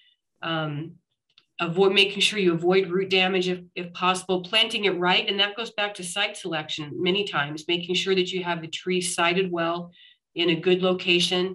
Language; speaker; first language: English; native; English